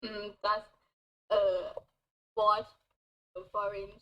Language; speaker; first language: English; non-native, learner; Thai